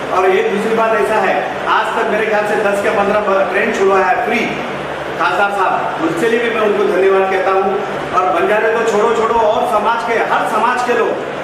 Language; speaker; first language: Hindi; non-native, local second language; Lambadi